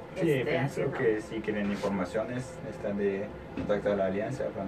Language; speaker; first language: Spanish; non-native, learner; French